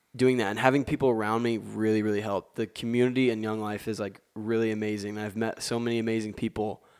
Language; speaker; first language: English; native; English